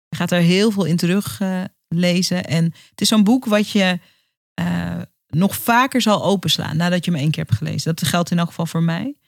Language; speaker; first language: Dutch; native; Dutch